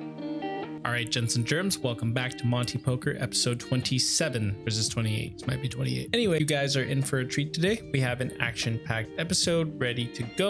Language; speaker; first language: English; native; English